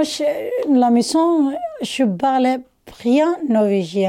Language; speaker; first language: French; non-native, learner; Somali